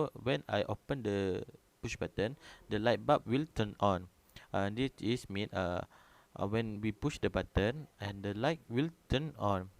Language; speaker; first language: English; non-native, local second language; Malay